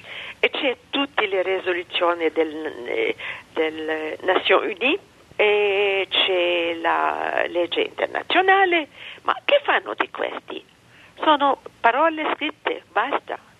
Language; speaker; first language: Italian; non-native, fluent; Arabic